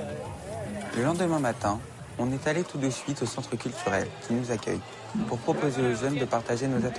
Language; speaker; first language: French; native; French